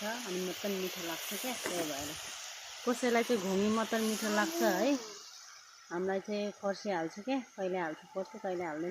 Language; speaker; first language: Nepali; non-native, local second language; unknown